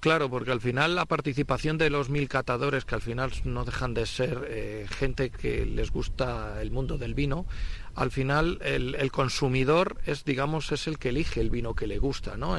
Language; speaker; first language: Spanish; native; Spanish